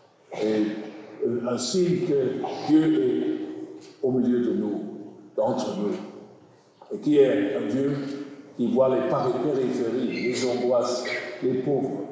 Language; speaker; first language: French; non-native, learner; German